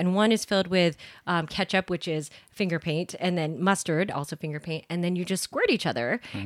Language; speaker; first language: English; native; English